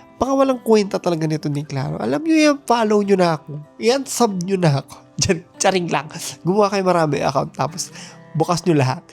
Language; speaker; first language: Filipino; native; Filipino